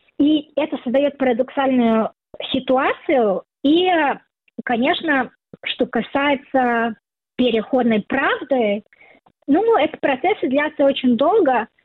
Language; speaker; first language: Russian; non-native, fluent; Serbian